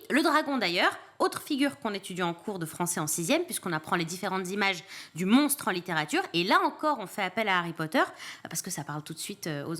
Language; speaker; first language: French; native; French